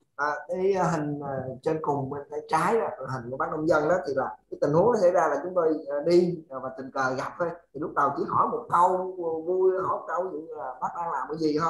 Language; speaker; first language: Vietnamese; native; Vietnamese